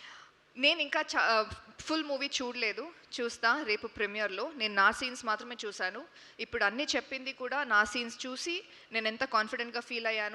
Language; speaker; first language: Telugu; non-native, fluent; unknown